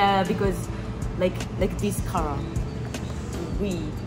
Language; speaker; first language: English; non-native, learner; Japanese